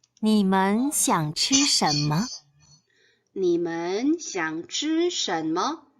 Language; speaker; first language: Chinese; non-native, fluent; Korean